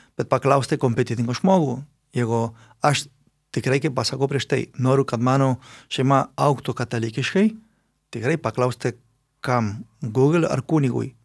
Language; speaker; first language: Lithuanian; non-native, fluent; Spanish